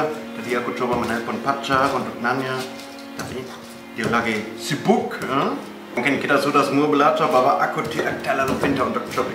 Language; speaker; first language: Indonesian; non-native, fluent; German